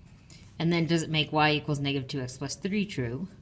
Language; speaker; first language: English; native; English